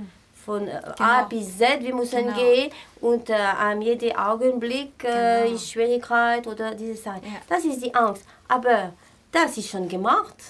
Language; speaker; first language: German; non-native, fluent; French